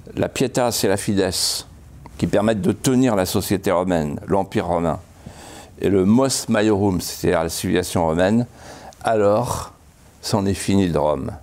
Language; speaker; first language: French; native; French